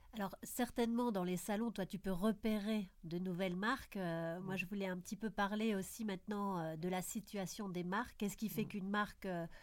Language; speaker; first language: French; native; French